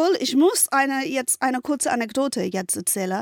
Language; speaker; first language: German; non-native, fluent; English